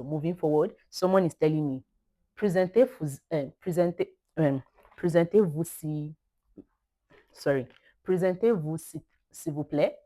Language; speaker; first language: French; non-native, learner; Yoruba